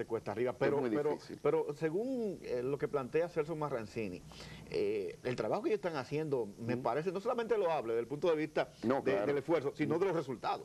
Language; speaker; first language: Spanish; native; Spanish